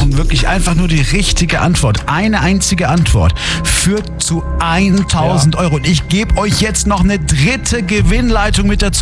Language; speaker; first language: German; native; German